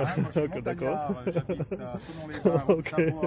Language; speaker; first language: French; native; French